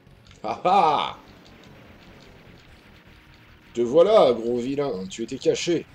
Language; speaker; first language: French; native; French